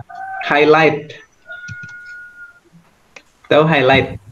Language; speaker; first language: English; non-native, fluent; Indonesian